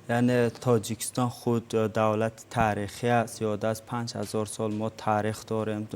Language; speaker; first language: Tajik; non-native, local second language; Uzbek